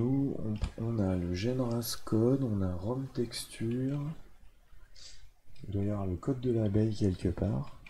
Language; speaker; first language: French; native; French